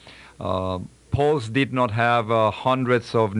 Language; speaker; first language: English; non-native, fluent; Spanish